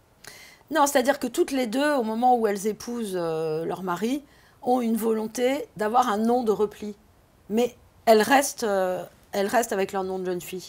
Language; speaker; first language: French; native; French